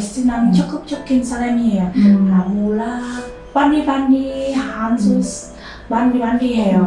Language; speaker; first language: Korean; non-native, learner; Vietnamese